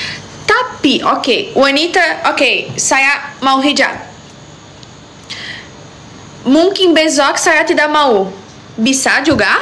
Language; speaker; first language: Indonesian; non-native, learner; Portuguese